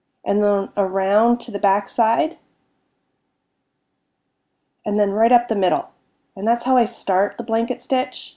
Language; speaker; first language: English; native; English